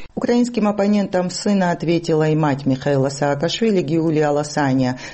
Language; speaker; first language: Russian; non-native, local second language; Georgian